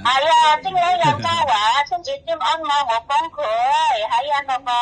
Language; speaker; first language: Cantonese; non-native, learner; Indonesian